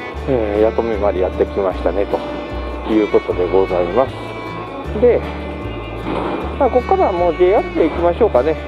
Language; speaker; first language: Japanese; native; Japanese